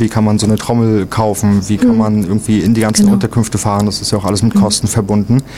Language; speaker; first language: German; native; German